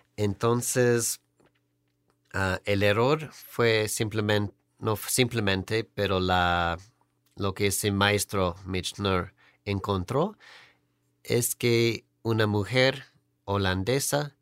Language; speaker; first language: Spanish; non-native, fluent; English